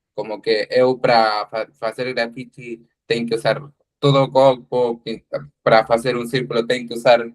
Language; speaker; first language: Portuguese; non-native, learner; Spanish